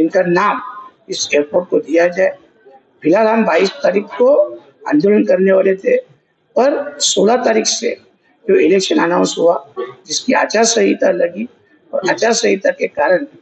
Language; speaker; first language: Hindi; non-native, local second language; Marathi